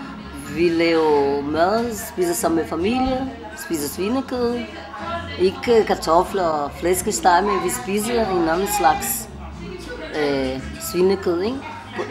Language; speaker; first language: Danish; non-native, fluent; Portuguese